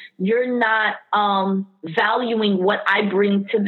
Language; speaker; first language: English; native; English